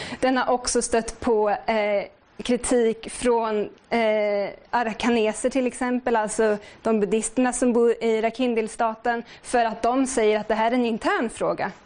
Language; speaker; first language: Swedish; native; Swedish